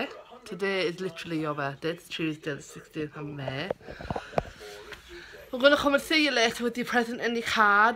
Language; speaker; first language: English; native; English